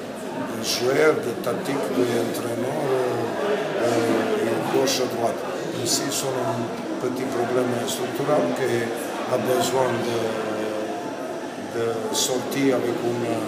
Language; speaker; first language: French; non-native, learner; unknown